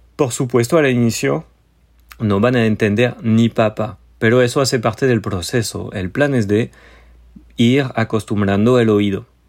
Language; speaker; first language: Spanish; non-native, fluent; French